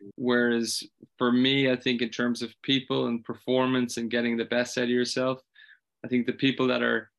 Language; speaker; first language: English; native; English